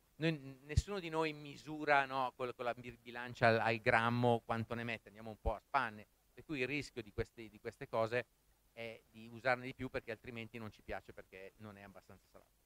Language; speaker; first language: Italian; native; Italian